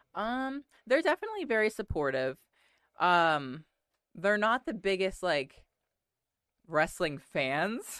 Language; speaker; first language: English; native; English